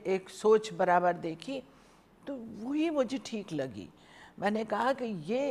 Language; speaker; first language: Hindi; native; Hindi